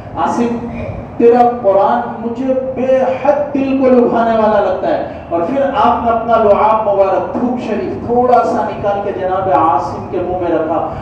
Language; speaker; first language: Urdu; native; Urdu